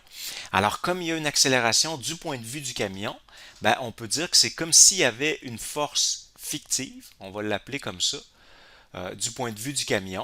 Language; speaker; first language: French; native; French